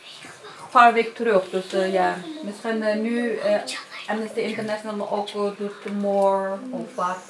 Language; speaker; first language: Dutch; non-native, learner; Uyghur